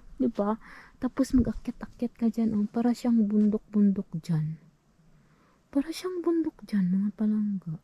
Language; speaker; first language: Filipino; non-native, local second language; Cebuano